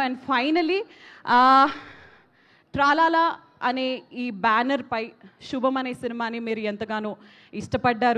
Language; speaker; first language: Telugu; native; Telugu